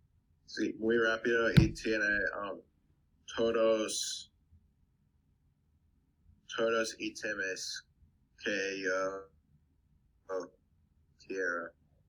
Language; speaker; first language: Spanish; non-native, learner; English